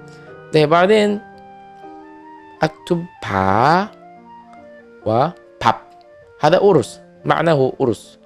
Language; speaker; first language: Arabic; non-native, fluent; Korean